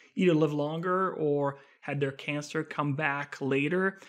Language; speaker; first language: English; non-native, fluent; Italian